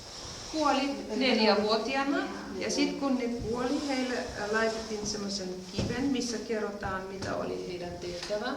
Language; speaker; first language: Finnish; non-native, fluent; German